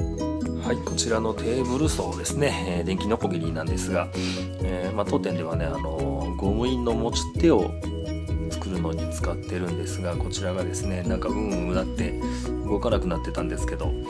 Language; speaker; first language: Japanese; native; Japanese